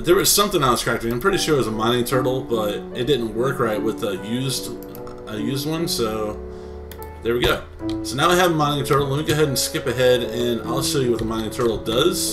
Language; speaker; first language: English; native; English